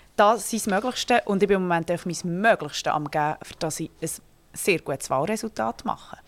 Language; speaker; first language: German; native; German